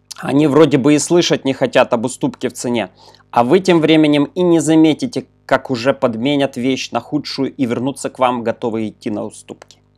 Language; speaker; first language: Russian; non-native, local second language; Ukrainian